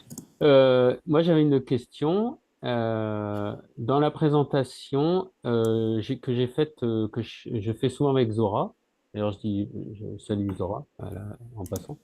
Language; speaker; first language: French; native; French